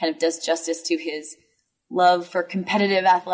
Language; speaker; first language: English; native; English